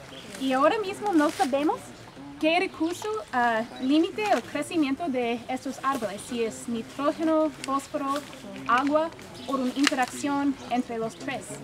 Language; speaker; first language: Spanish; non-native, fluent; English